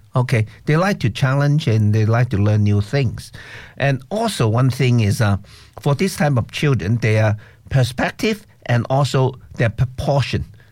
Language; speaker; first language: English; non-native, local second language; Cantonese